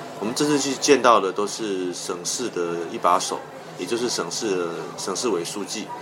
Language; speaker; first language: Chinese; native; Chinese